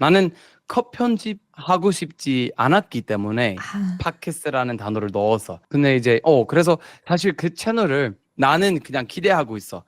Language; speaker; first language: Korean; non-native, fluent; English